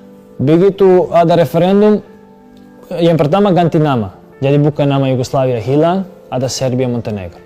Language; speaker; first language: Indonesian; non-native, fluent; Serbian